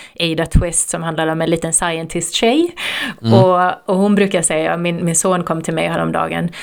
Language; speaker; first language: Swedish; native; Swedish